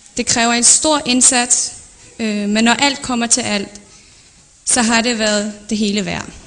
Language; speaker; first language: Danish; early bilingual, other home language; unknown